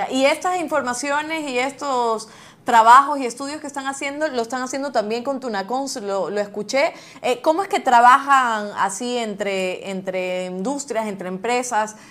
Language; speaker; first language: Spanish; native; Spanish